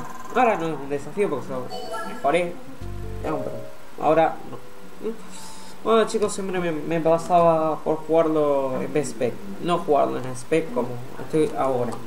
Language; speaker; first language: Spanish; native; Spanish